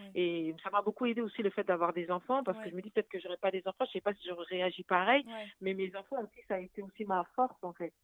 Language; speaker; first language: French; native; French